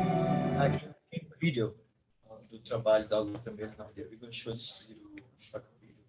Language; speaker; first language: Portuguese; non-native, local second language; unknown